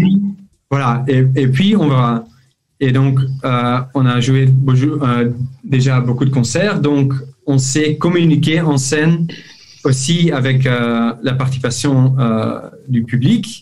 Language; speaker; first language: French; non-native, local second language; Dutch